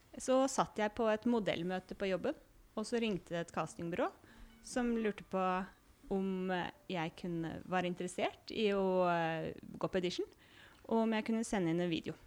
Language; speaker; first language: Norwegian; native; Norwegian